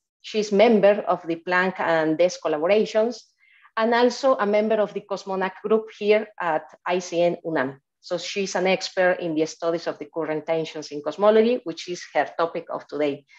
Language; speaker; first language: English; non-native, fluent; Spanish